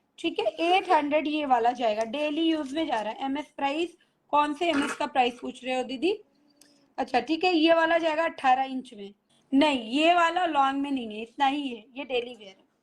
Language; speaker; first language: Hindi; native; Hindi